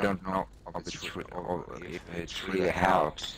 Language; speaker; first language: English; non-native, learner; German